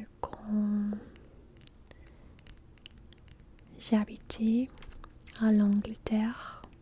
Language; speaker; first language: French; non-native, learner; English